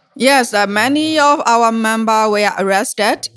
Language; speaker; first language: English; non-native, learner; Burmese